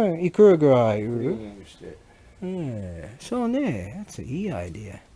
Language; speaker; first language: Japanese; non-native, learner; English